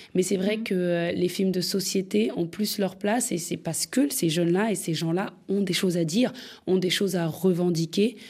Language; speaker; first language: French; native; French